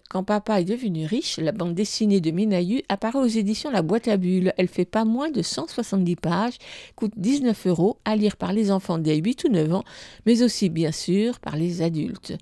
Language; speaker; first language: French; native; French